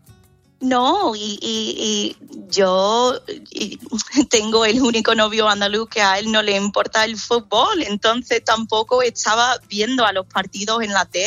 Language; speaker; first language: Spanish; non-native, fluent; English